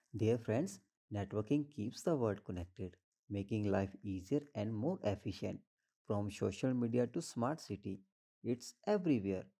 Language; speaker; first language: English; non-native, local second language; Hindi